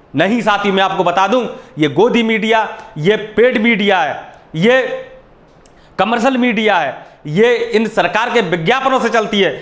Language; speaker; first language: Hindi; native; Hindi